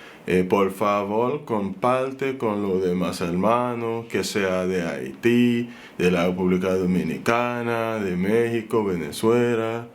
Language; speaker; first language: Spanish; non-native, fluent; Haitian Creole